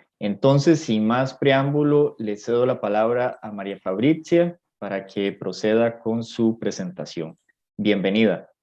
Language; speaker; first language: Spanish; native; Spanish